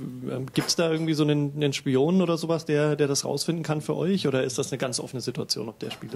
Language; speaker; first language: German; native; German